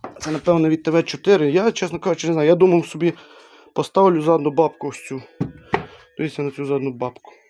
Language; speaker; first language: Ukrainian; native; Ukrainian